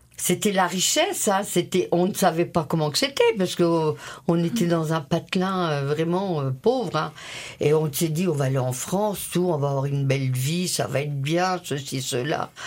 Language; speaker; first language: French; early bilingual, other home language; Italian